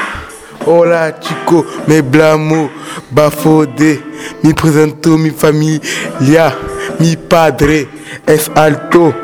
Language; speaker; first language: Spanish; non-native, learner; French